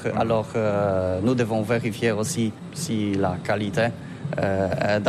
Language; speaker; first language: French; non-native, learner; Polish